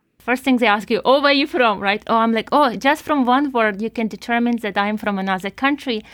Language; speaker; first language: English; non-native, fluent; Ukrainian